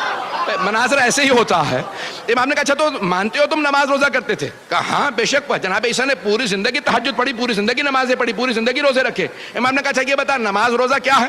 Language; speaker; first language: Urdu; native; Urdu